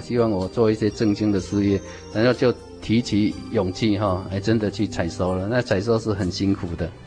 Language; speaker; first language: Chinese; native; Chinese